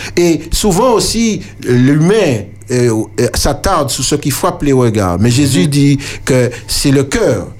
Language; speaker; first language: French; native; French